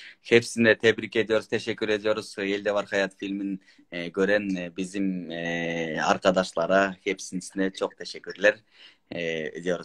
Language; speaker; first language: Turkish; non-native, learner; Kyrgyz